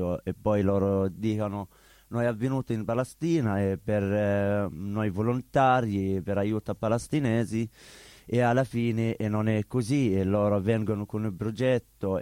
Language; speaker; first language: Italian; non-native, learner; Arabic